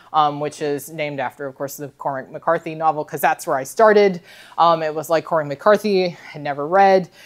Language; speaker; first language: English; native; English